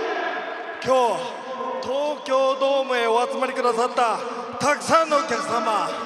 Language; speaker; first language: Japanese; native; Japanese